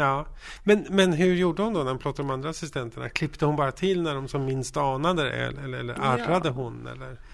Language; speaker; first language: Swedish; native; Swedish